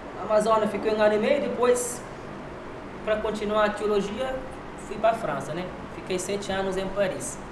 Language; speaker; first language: Portuguese; non-native, local second language; Kabuverdianu